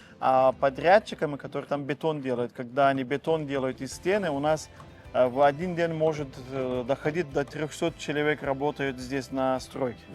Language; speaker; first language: Russian; non-native, fluent; Turkish